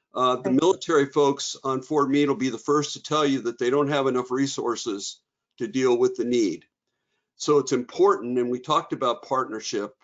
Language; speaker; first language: English; native; English